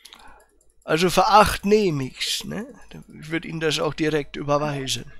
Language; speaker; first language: German; native; German